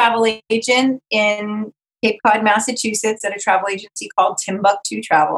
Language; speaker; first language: English; native; English